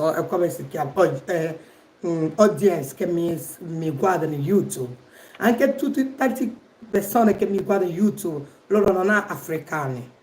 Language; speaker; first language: Italian; non-native, learner; Igbo